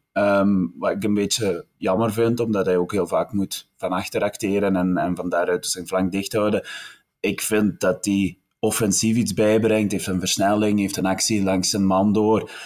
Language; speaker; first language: Dutch; native; Dutch